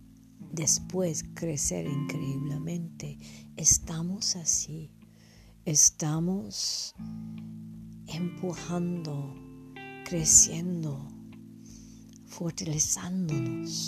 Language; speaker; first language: Spanish; non-native, fluent; English